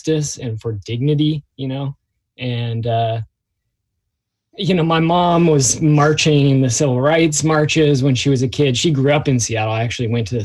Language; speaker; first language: English; native; English